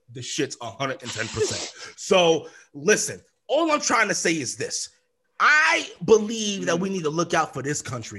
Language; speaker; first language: English; native; English